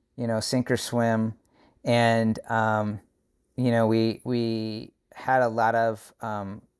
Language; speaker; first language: English; native; English